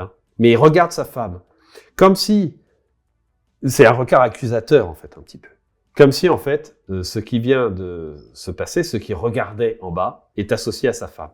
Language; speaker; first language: French; native; French